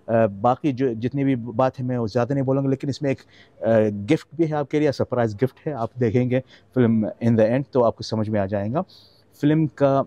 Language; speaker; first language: Hindi; non-native, fluent; Arabic